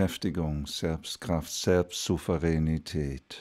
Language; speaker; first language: German; non-native, fluent; Dutch